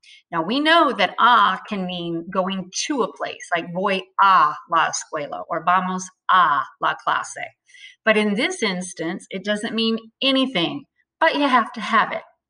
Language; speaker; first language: English; native; English